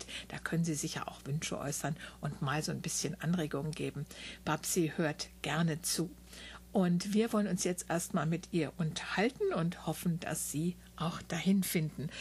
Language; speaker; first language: German; native; German